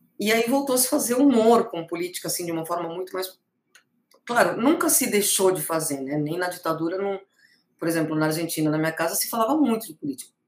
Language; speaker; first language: Portuguese; early bilingual, other home language; Spanish